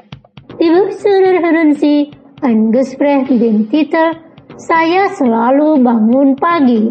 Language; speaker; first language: German; non-native, fluent; Indonesian